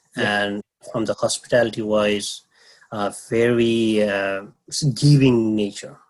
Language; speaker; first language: English; non-native, local second language; Nepali